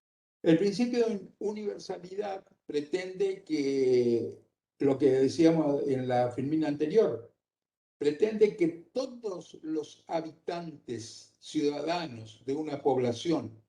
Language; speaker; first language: Spanish; native; Spanish